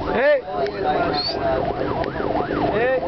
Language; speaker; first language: Hebrew; native; Hebrew